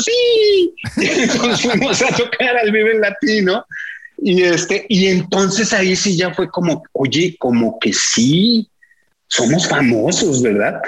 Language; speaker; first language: Spanish; native; Spanish